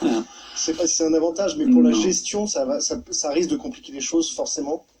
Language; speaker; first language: French; native; French